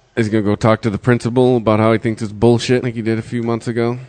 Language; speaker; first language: English; native; English